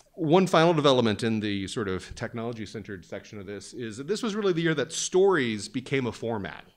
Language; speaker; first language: English; native; English